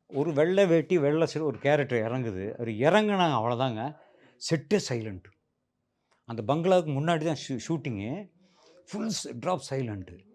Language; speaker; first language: Tamil; native; Tamil